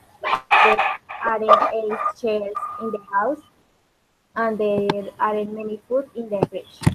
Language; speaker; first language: English; non-native, learner; Spanish